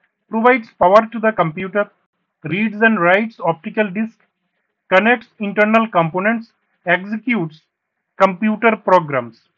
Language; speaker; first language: English; non-native, local second language; Bangla